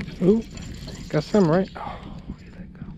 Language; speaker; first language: English; native; English